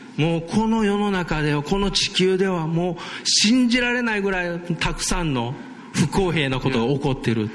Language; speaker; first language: Japanese; native; Japanese